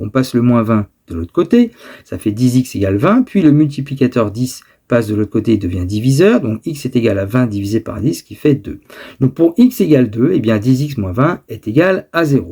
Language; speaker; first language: French; native; French